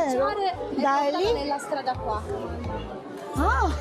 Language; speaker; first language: Italian; non-native, learner; Korean